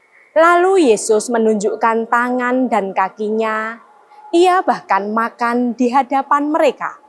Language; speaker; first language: Indonesian; native; Indonesian